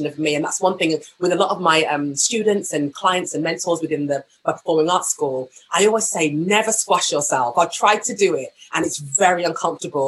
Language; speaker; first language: English; native; English